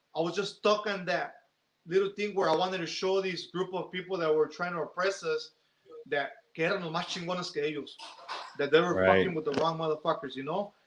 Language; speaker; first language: English; native; English